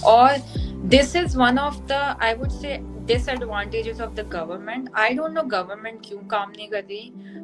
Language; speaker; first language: Urdu; native; Urdu